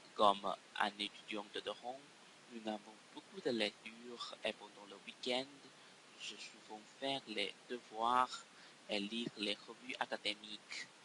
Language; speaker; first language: French; non-native, learner; Chinese